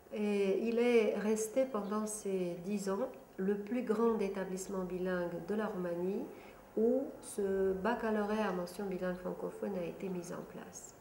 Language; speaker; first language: French; non-native, fluent; Romanian